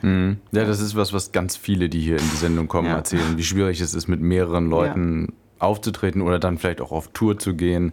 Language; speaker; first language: German; native; German